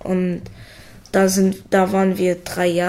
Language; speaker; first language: German; early bilingual, other home language; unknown